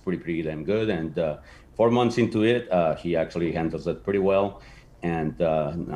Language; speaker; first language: English; non-native, fluent; Spanish